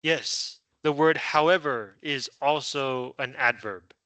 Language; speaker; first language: English; non-native, fluent; Chinese